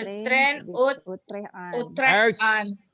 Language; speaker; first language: Dutch; non-native, learner; Indonesian